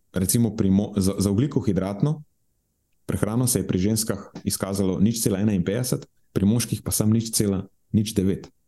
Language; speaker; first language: Slovenian; non-native, local second language; Serbian